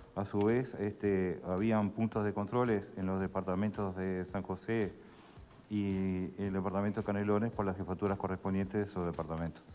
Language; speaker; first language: Spanish; native; Spanish